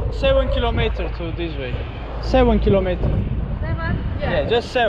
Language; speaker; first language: English; non-native, learner; Turkish